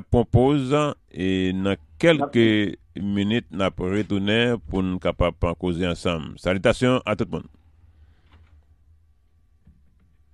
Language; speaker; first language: French; non-native, local second language; Haitian Creole